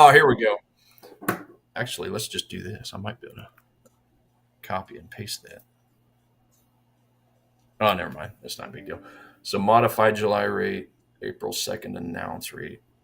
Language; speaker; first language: English; native; English